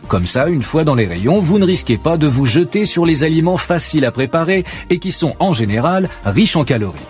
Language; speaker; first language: French; native; French